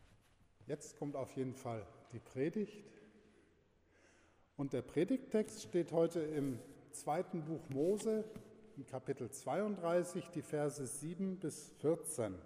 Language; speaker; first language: German; native; German